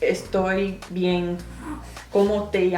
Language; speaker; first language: Spanish; non-native, fluent; English